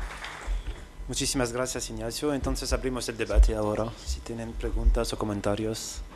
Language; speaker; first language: Spanish; non-native, fluent; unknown